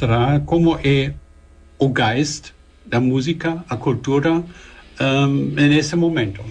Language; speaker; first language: Portuguese; non-native, learner; German